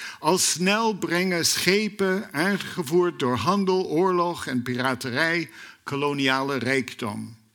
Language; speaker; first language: Dutch; non-native, fluent; English